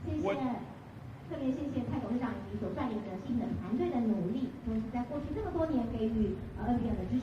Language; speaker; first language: Chinese; native; Chinese